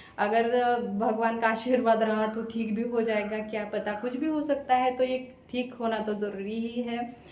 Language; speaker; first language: Hindi; non-native, local second language; Marathi